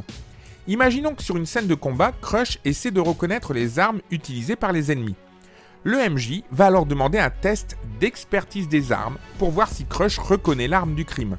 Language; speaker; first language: French; native; French